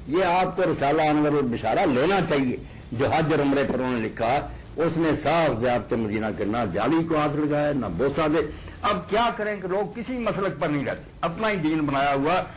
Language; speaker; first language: Urdu; non-native, local second language; Punjabi